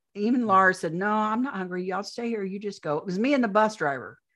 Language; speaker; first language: English; native; English